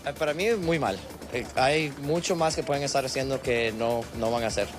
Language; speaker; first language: Spanish; early bilingual, heritage; Spanish